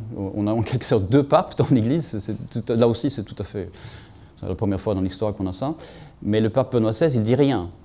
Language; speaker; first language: French; non-native, fluent; Swedish